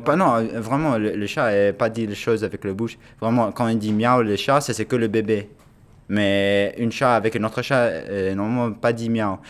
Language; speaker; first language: French; non-native, learner; English